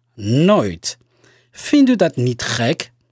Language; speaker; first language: Dutch; non-native, learner; Somali